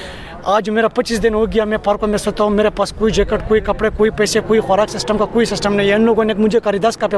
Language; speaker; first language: Hindi; non-native, fluent; Pashto